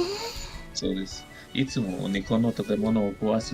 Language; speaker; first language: Japanese; non-native, fluent; Spanish